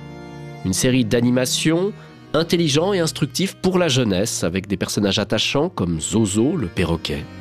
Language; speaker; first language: French; native; French